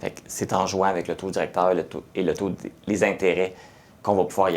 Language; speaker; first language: French; native; French